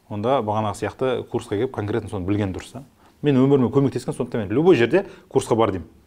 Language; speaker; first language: Kazakh; native; Kazakh